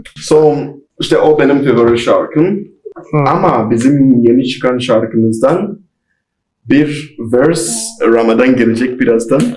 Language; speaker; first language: Turkish; non-native, fluent; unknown